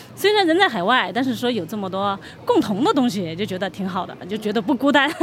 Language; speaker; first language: Chinese; native; Chinese